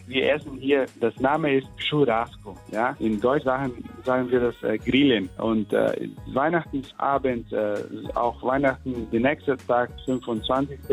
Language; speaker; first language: German; early bilingual, heritage; German